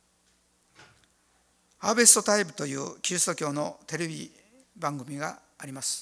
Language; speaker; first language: Japanese; native; Japanese